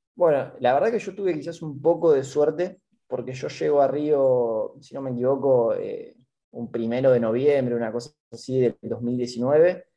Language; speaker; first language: Spanish; native; Spanish